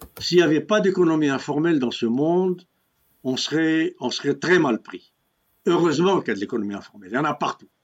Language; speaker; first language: French; non-native, local second language; Kabyle